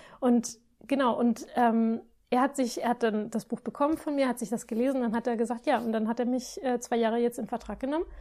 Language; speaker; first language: German; non-native, fluent; Spanish